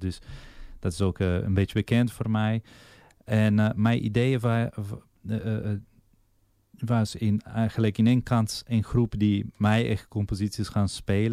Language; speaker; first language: Dutch; non-native, fluent; Portuguese